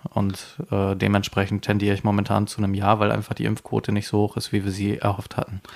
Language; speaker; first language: German; native; German